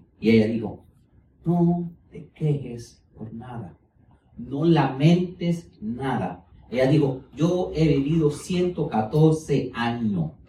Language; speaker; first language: Spanish; early bilingual, heritage; Spanish